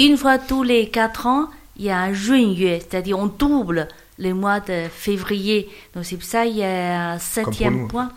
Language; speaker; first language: French; non-native, learner; Chinese